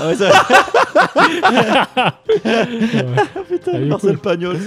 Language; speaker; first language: French; native; French